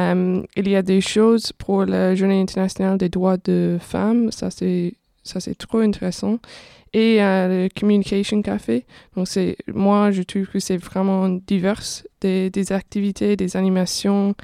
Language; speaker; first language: French; non-native, fluent; English